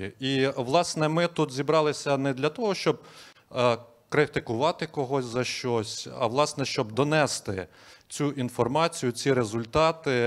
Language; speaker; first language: Ukrainian; native; Ukrainian